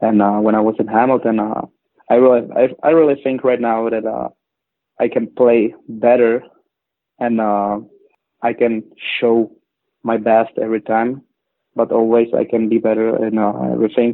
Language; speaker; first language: English; non-native, fluent; Czech